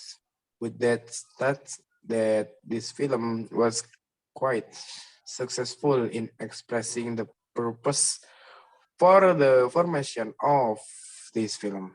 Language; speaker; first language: English; non-native, learner; Indonesian